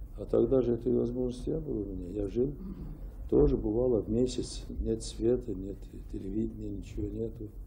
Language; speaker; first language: Russian; non-native, local second language; Azerbaijani